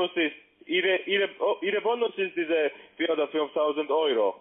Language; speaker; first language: German; non-native, learner; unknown